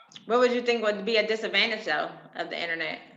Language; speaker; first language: English; native; English